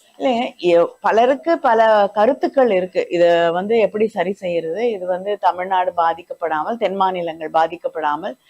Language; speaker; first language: Tamil; native; Tamil